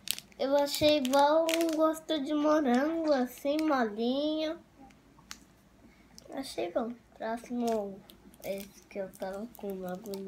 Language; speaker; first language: Portuguese; early bilingual, heritage; Portuguese